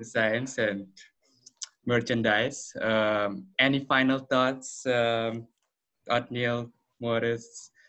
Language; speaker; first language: English; non-native, fluent; Dutch